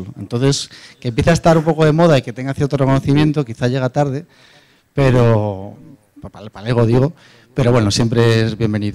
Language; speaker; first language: Spanish; native; Spanish